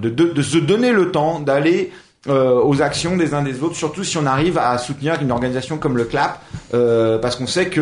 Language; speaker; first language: French; native; French